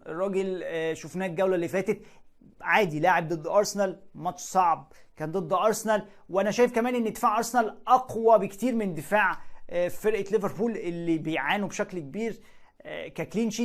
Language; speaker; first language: Arabic; native; Arabic